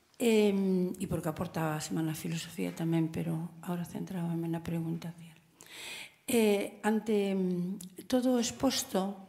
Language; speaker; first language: Galician; non-native, local second language; Spanish